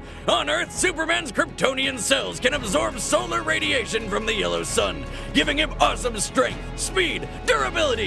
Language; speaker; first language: English; native; English